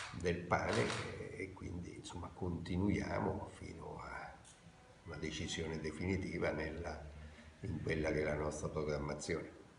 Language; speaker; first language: Italian; native; Italian